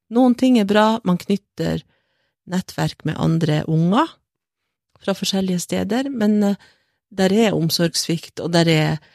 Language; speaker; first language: Norwegian; native; Norwegian